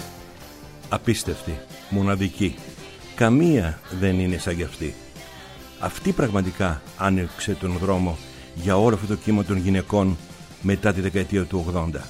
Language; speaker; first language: Greek; native; Greek